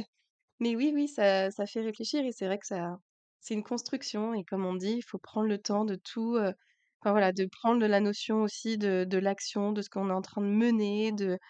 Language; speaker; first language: French; native; French